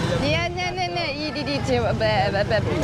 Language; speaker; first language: Indonesian; non-native, learner; German